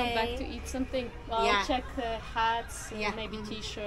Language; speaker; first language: English; non-native, fluent; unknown